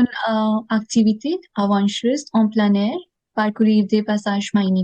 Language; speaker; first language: French; non-native, learner; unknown